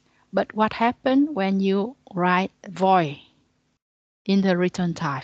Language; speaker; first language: English; non-native, learner; Vietnamese